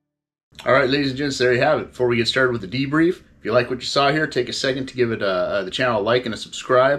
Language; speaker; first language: English; native; English